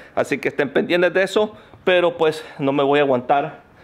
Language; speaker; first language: Spanish; native; Spanish